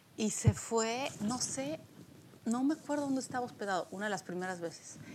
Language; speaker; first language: Spanish; early bilingual, other home language; Polish